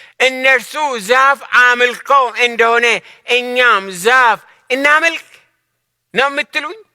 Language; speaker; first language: Amharic; non-native, local second language; Oromo